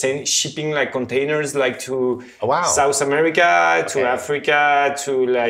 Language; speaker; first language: English; non-native, fluent; French